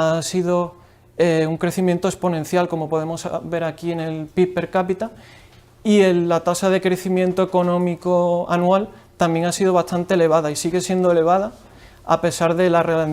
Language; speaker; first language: Spanish; native; Spanish